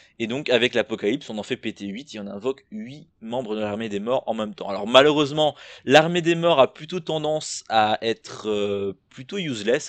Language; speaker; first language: French; native; French